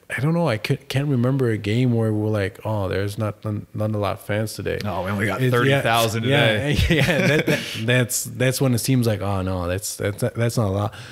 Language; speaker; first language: English; non-native, fluent; German